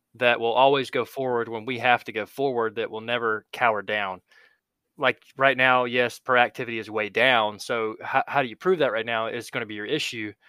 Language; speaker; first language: English; native; English